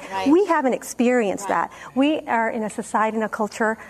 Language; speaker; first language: English; non-native, fluent; Spanish